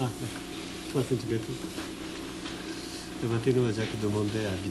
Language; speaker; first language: French; non-native, learner; Japanese